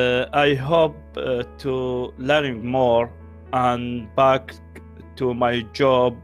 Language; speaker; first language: English; non-native, learner; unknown